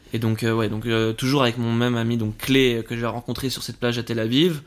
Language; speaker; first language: French; native; French